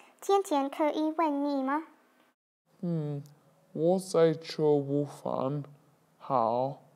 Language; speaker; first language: Chinese; non-native, learner; English